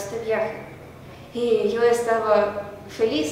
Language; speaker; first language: Spanish; non-native, learner; Ukrainian